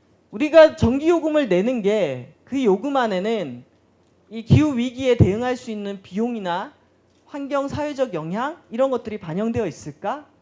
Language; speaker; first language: Korean; native; Korean